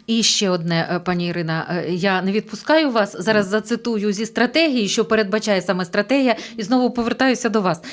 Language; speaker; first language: Ukrainian; native; Ukrainian